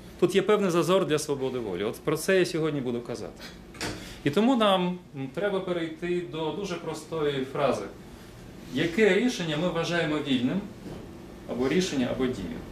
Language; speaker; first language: Ukrainian; non-native, local second language; Russian